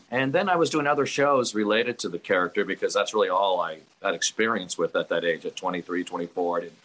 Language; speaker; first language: English; native; English